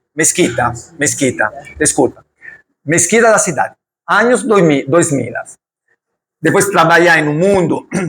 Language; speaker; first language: Portuguese; non-native, learner; Italian